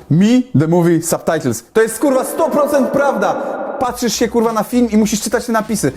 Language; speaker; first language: Polish; native; Polish